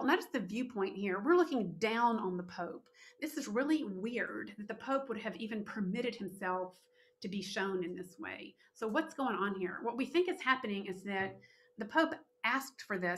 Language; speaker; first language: English; native; English